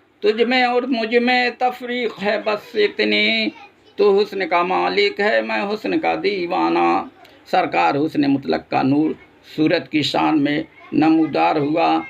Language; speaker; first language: Urdu; native; Urdu